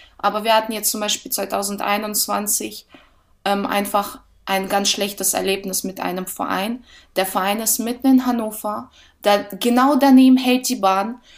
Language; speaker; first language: German; early bilingual, other home language; Russian